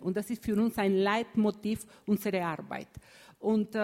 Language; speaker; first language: German; non-native, fluent; Spanish